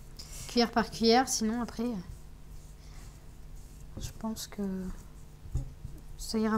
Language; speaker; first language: French; native; French